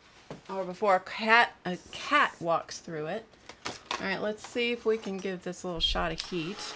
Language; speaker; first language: English; native; English